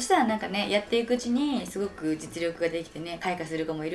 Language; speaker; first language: Japanese; native; Japanese